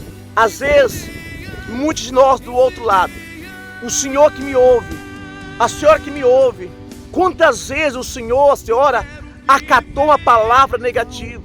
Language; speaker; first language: Portuguese; native; Portuguese